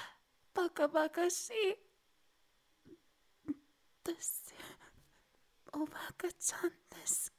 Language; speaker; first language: Japanese; non-native, learner; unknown